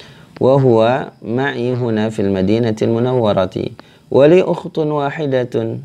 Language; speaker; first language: Arabic; non-native, fluent; Indonesian